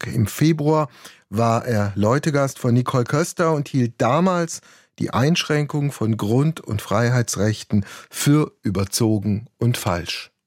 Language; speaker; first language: German; native; German